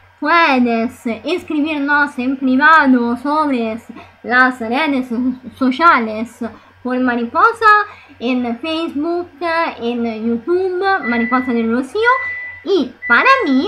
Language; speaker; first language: Spanish; non-native, fluent; Italian